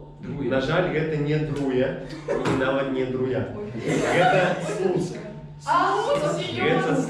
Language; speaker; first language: Belarusian; non-native, local second language; Russian